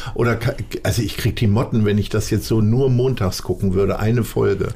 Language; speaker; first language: German; native; German